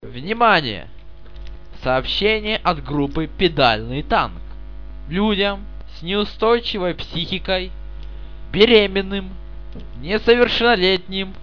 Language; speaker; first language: Russian; native; Russian